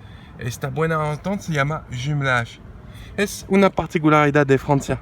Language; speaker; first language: Spanish; non-native, learner; French